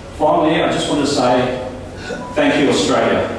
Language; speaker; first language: English; non-native, local second language; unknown